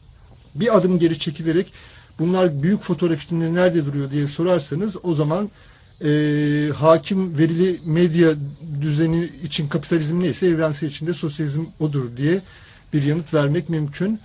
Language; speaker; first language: Turkish; native; Turkish